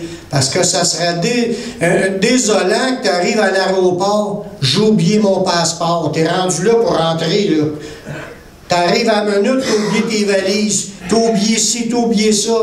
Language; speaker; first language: French; native; French